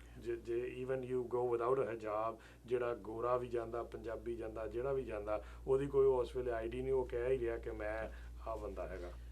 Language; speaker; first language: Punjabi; early bilingual, heritage; Punjabi